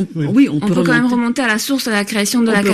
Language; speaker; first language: French; native; French